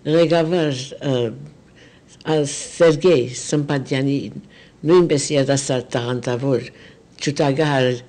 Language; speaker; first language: Armenian; early bilingual, heritage; Armenian